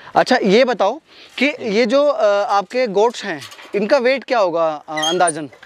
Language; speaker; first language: Hindi; native; Hindi